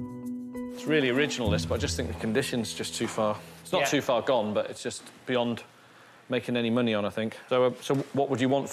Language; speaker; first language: English; native; English